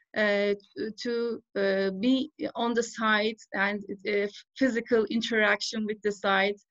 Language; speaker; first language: English; non-native, fluent; Turkish